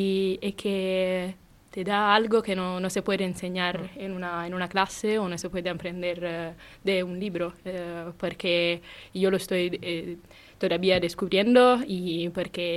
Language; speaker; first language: Spanish; non-native, fluent; Italian